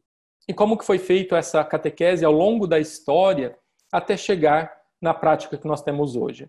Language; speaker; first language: Portuguese; native; Portuguese